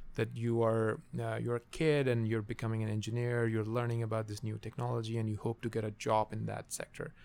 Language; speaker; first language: English; non-native, local second language; Urdu